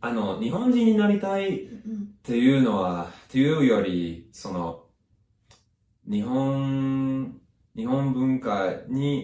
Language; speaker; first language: Japanese; non-native, learner; English